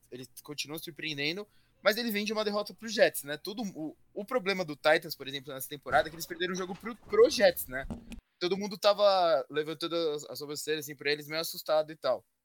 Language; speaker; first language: Portuguese; native; Portuguese